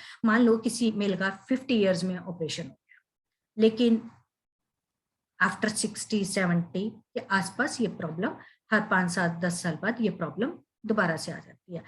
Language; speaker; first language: Hindi; native; Hindi